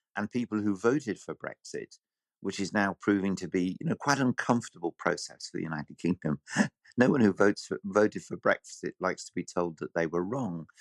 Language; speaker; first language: English; native; English